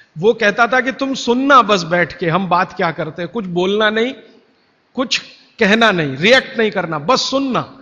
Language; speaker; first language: Hindi; native; Hindi